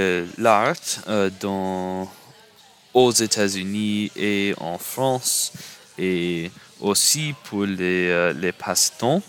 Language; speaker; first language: French; non-native, learner; English